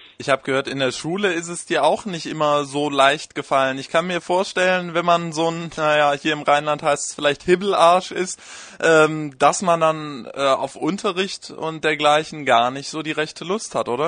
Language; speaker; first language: German; native; German